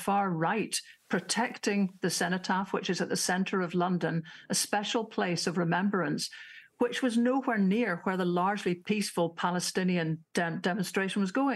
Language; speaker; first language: English; native; English